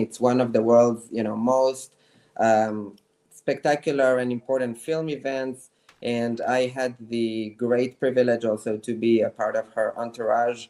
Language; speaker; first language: English; non-native, fluent; Hebrew